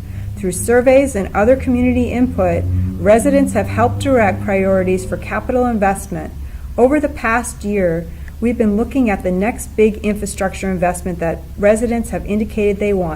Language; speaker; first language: English; native; English